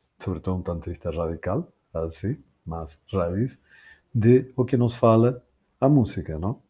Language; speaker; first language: Portuguese; non-native, fluent; Spanish